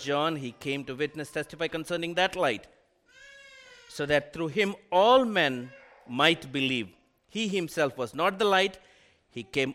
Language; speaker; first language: English; non-native, local second language; Telugu